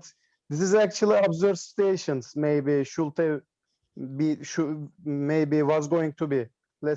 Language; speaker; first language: English; non-native, learner; Turkish